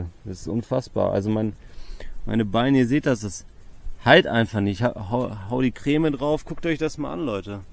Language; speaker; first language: German; native; German